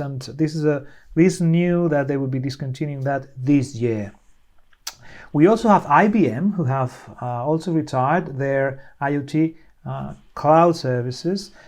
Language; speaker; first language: English; non-native, fluent; Spanish